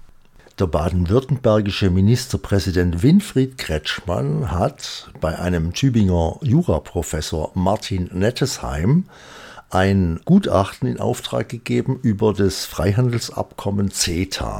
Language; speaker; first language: German; native; German